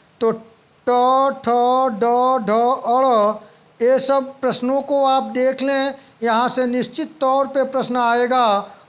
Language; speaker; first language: Hindi; native; Hindi